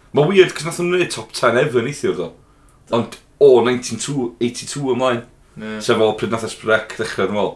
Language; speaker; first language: Welsh; native; Welsh